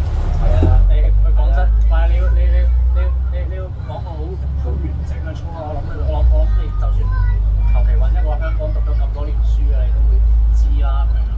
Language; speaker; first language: Cantonese; native; Cantonese